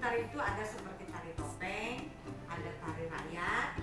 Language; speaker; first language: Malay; non-native, local second language; Sundanese